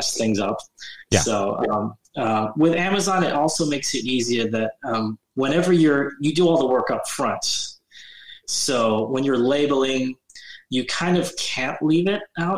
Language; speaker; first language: English; native; English